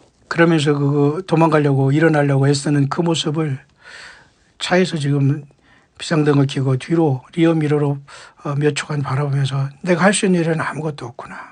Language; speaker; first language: Korean; native; Korean